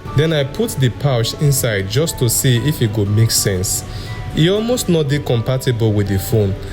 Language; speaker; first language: Nigerian Pidgin; native; Nigerian Pidgin